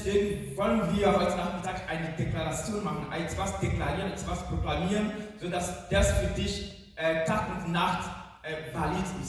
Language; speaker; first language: German; non-native, fluent; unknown